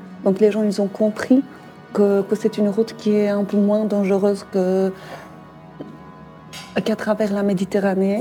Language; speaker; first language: French; non-native, fluent; Polish